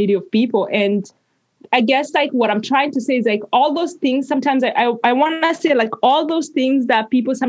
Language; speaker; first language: English; non-native, local second language; Kikuyu